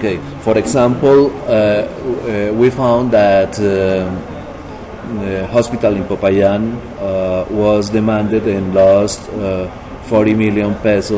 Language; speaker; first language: English; non-native, learner; Spanish